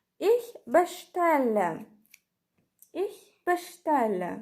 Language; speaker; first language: German; non-native, fluent; Ukrainian